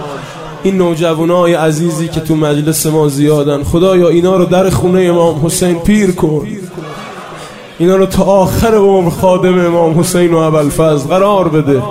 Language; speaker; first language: Persian; native; Persian